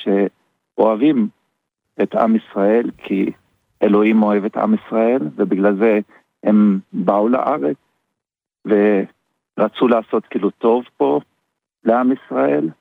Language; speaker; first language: Hebrew; early bilingual, other home language; German